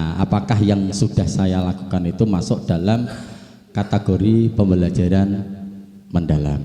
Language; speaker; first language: Indonesian; native; Indonesian